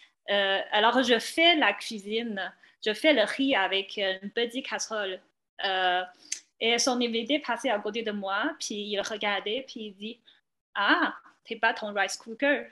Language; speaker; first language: French; non-native, fluent; Chinese